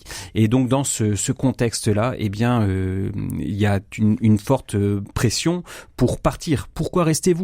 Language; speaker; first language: French; native; French